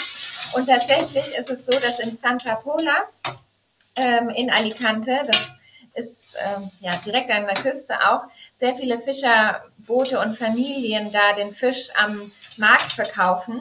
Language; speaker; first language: German; native; German